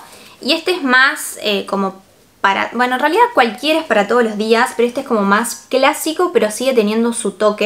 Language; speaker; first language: Spanish; native; Spanish